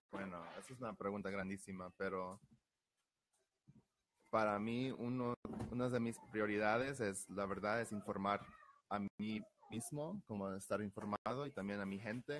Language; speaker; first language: Spanish; early bilingual, heritage; Spanish